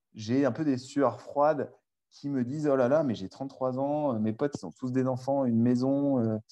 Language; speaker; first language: French; native; French